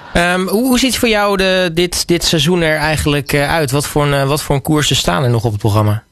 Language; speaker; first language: Dutch; native; Dutch